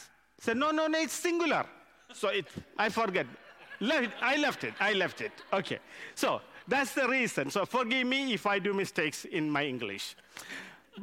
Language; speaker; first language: English; non-native, local second language; Malayalam